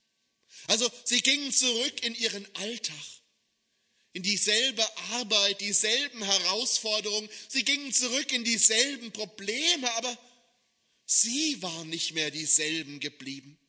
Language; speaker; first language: German; native; German